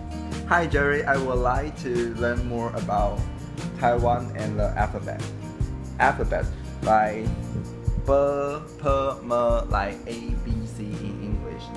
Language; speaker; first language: English; non-native, learner; Chinese